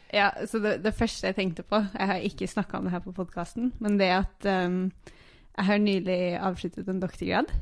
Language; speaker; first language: Norwegian; early bilingual, other home language; English